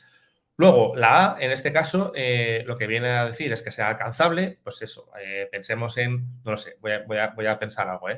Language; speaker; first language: Spanish; native; Spanish